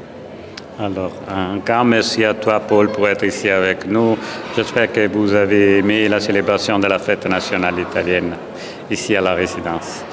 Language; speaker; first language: French; non-native, fluent; Italian